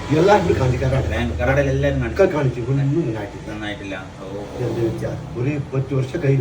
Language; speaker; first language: Malayalam; non-native, learner; Kannada